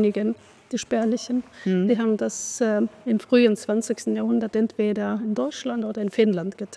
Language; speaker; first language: German; non-native, fluent; Estonian